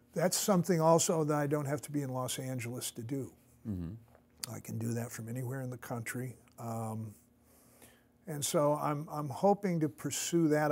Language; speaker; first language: English; native; English